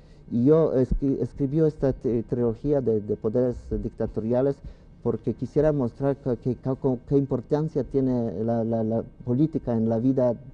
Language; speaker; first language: Spanish; non-native, fluent; Polish